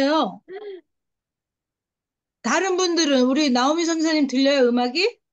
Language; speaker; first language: Korean; native; Korean